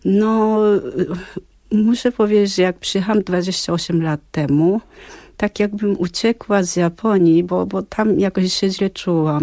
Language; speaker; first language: Polish; non-native, fluent; Japanese